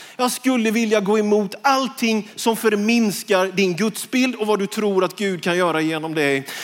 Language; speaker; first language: Swedish; native; Swedish